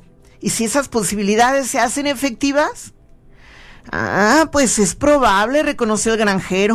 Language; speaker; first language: Spanish; native; Spanish